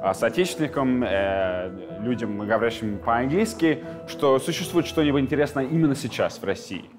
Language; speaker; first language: Russian; non-native, fluent; English